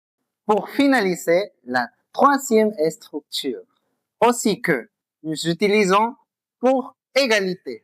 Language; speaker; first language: French; non-native, fluent; Spanish